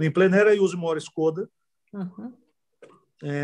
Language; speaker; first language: English; non-native, learner; Portuguese